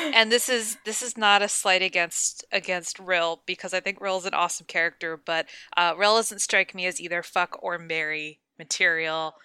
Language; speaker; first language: English; native; English